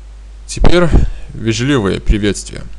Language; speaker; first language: Russian; non-native, fluent; Lithuanian